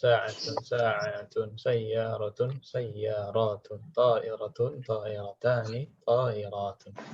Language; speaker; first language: Arabic; non-native, fluent; Indonesian